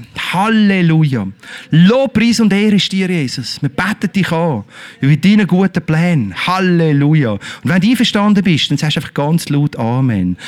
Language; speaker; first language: German; native; German